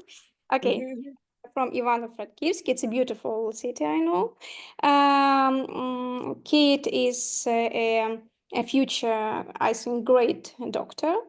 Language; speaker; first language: English; non-native, learner; Ukrainian